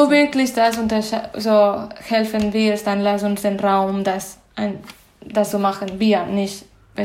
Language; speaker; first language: German; non-native, fluent; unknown